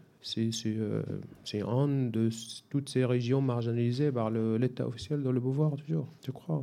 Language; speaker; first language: French; non-native, fluent; Arabic